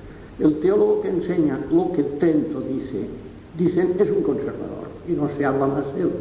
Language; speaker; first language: Spanish; non-native, local second language; Catalan